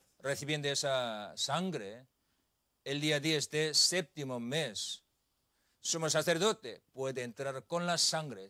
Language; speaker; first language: Spanish; non-native, learner; Korean